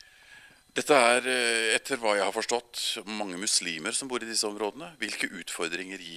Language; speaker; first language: Norwegian; native; Norwegian